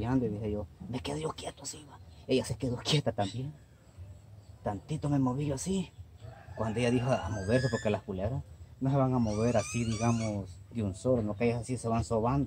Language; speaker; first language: Spanish; native; Spanish